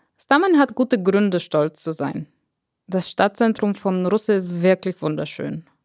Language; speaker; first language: German; non-native, fluent; Bulgarian